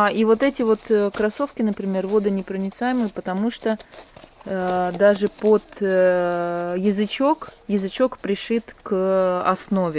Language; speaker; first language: Russian; native; Russian